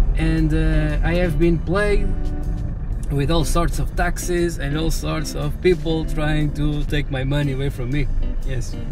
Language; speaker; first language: English; non-native, fluent; Portuguese